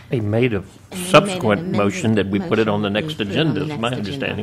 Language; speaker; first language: English; native; English